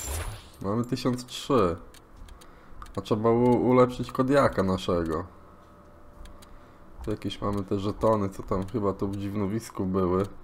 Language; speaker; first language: Polish; native; Polish